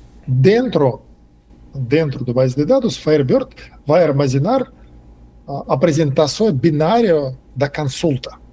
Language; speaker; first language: Portuguese; non-native, fluent; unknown